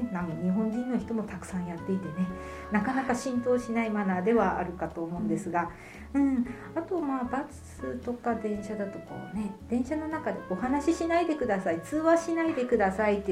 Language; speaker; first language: Japanese; native; Japanese